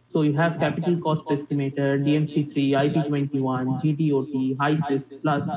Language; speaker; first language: English; non-native, local second language; Bangla